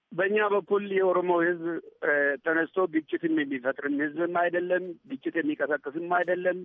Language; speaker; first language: Amharic; non-native, local second language; Oromo